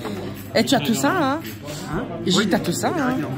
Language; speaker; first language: French; native; French